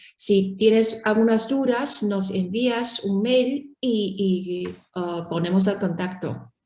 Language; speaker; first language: Spanish; non-native, learner; Chinese